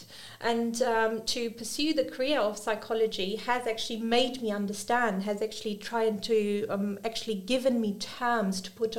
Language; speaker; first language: English; non-native, fluent; German